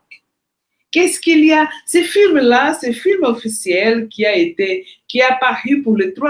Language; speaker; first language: French; non-native, fluent; Portuguese